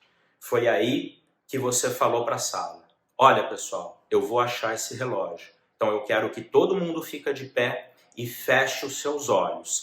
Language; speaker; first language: Portuguese; native; Portuguese